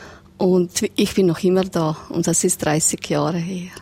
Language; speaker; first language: German; non-native, learner; Serbian